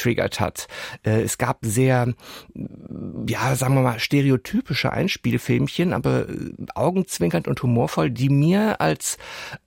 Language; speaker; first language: German; non-native, local second language; French